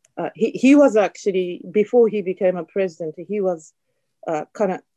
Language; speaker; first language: English; non-native, fluent; Japanese